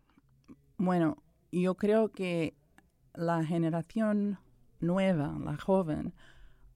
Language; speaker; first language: Spanish; early bilingual, other home language; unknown